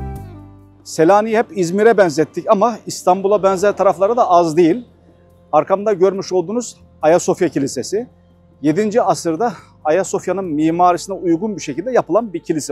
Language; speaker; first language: Turkish; native; Turkish